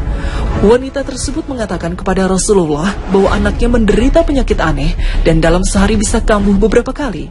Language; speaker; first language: Indonesian; native; Indonesian